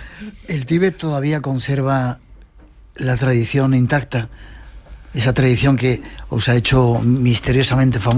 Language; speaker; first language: Spanish; native; Spanish